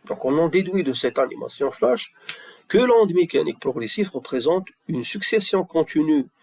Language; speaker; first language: French; non-native, local second language; Arabic